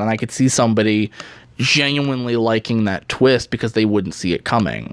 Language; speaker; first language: English; native; English